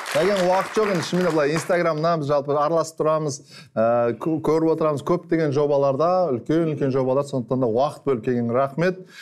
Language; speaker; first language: Kazakh; native; Kazakh